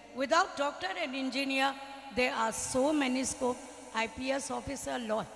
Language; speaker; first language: English; non-native, fluent; Burmese